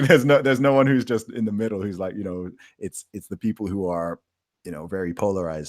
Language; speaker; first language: English; native; English